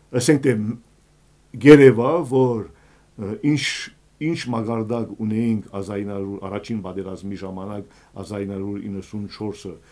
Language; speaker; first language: Armenian; early bilingual, heritage; Armenian